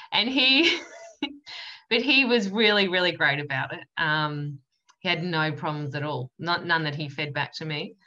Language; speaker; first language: English; native; English